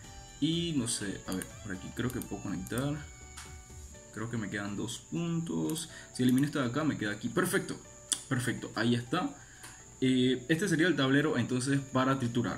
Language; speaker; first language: Spanish; native; Spanish